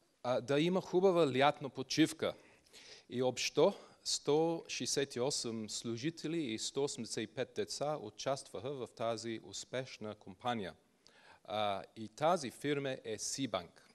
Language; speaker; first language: Bulgarian; non-native, fluent; English